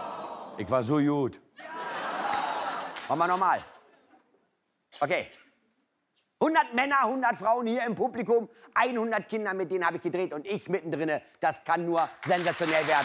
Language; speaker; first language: German; native; German